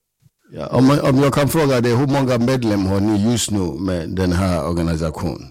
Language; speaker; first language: Swedish; non-native, fluent; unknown